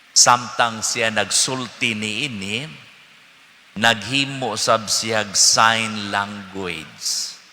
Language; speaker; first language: Cebuano; native; Cebuano